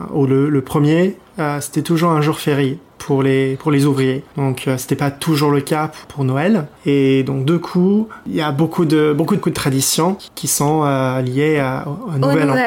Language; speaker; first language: French; non-native, fluent; English